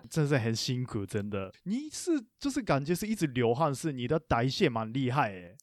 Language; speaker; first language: Chinese; non-native, fluent; Japanese